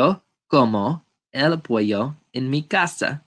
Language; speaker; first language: Spanish; non-native, fluent; English